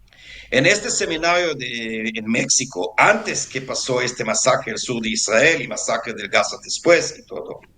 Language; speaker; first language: Spanish; non-native, fluent; Hebrew